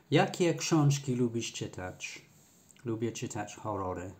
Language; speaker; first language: Polish; non-native, learner; English